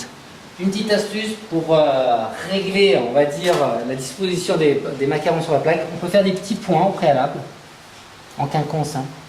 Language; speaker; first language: French; native; French